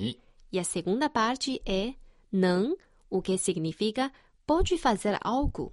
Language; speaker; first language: Portuguese; non-native, fluent; Chinese